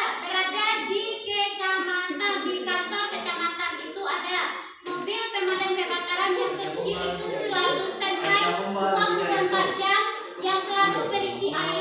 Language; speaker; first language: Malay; non-native, local second language; Minangkabau